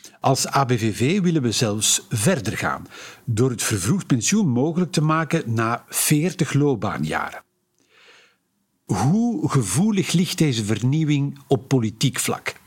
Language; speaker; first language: Dutch; native; Dutch